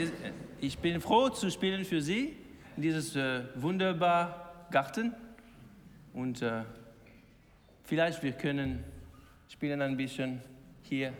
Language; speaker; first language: German; non-native, learner; English